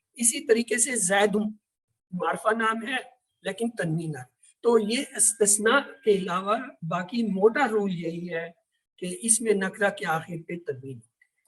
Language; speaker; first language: Urdu; native; Urdu